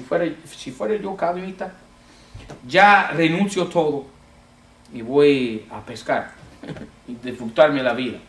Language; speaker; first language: Spanish; non-native, fluent; English